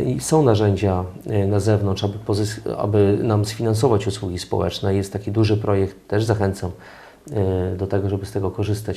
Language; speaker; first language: Polish; native; Polish